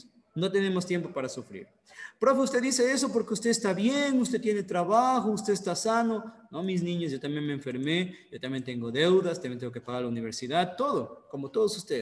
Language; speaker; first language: Spanish; native; Spanish